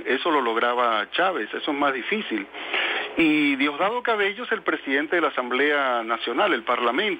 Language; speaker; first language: Spanish; native; Spanish